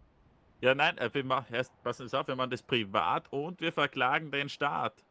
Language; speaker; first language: German; native; German